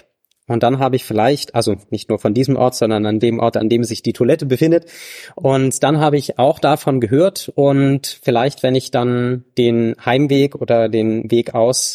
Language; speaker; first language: German; native; German